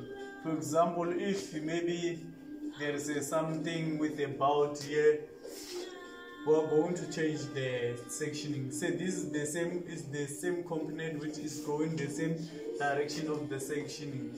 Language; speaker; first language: English; non-native, local second language; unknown